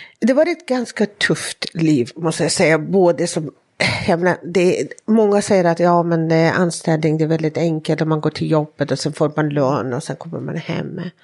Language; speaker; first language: Swedish; non-native, fluent; Persian